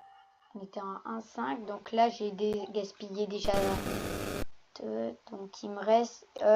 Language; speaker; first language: French; native; French